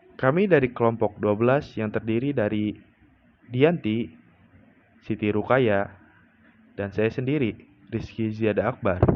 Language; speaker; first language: Indonesian; native; Indonesian